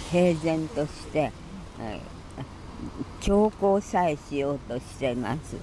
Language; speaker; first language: Japanese; native; Japanese